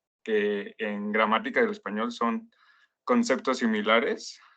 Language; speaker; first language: Spanish; native; Spanish